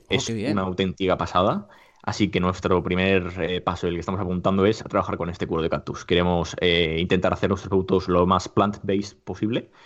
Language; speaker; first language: Spanish; native; Spanish